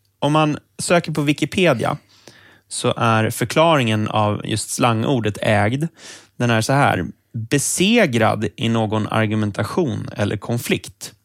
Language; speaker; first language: Swedish; native; Swedish